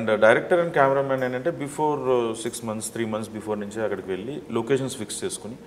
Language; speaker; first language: Telugu; native; Telugu